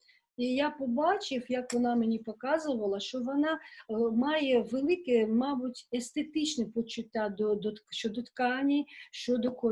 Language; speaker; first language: Ukrainian; non-native, local second language; Russian